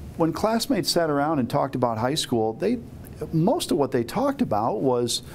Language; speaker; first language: English; native; English